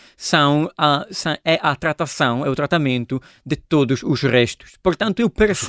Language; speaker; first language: Portuguese; non-native, fluent; Italian